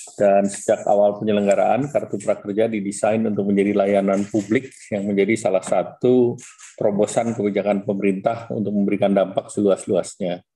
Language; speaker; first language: Indonesian; native; Indonesian